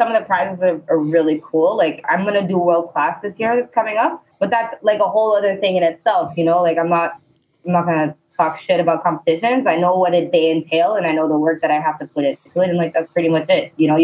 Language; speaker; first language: English; native; English